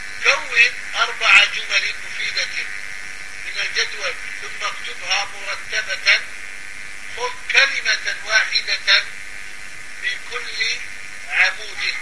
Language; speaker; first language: Arabic; non-native, fluent; French